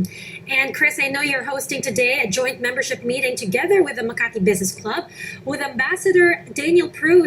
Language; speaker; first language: English; non-native, local second language; Filipino